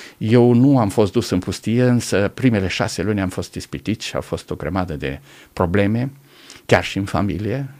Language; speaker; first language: Romanian; non-native, local second language; German